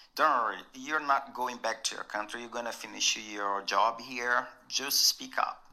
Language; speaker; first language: English; non-native, fluent; Portuguese